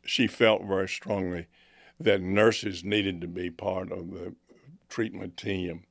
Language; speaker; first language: English; native; English